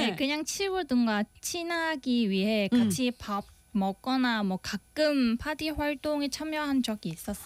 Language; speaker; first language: Korean; non-native, fluent; Vietnamese